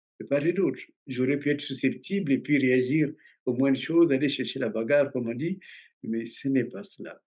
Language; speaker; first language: French; early bilingual, other home language; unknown